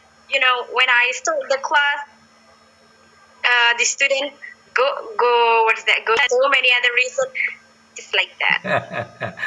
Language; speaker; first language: English; non-native, learner; Indonesian